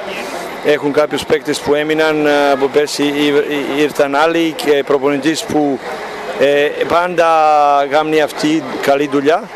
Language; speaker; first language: Greek; non-native, fluent; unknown